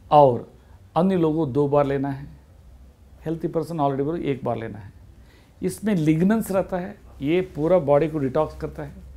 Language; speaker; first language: Hindi; non-native, local second language; Kannada